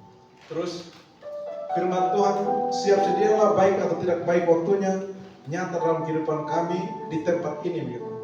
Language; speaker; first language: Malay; non-native, local second language; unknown